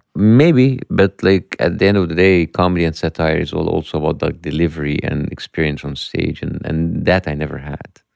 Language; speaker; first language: English; non-native, fluent; Arabic